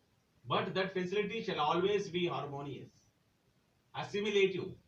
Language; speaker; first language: English; non-native, local second language; Telugu